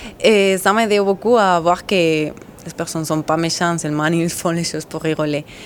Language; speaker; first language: French; non-native, learner; Spanish